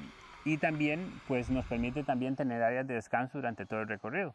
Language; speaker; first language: Spanish; native; Spanish